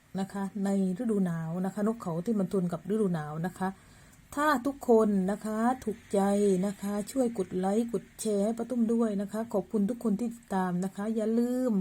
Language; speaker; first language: Thai; native; Thai